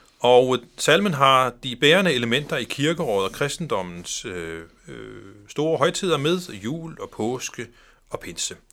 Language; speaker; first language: Danish; non-native, local second language; Faroese